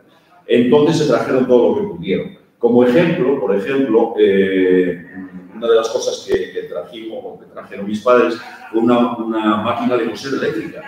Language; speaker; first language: Spanish; early bilingual, heritage; Spanish